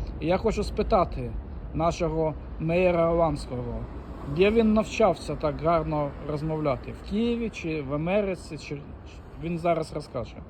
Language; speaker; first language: Ukrainian; non-native, local second language; Russian